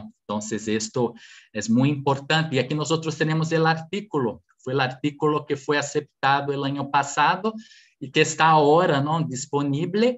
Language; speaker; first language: Spanish; non-native, fluent; Portuguese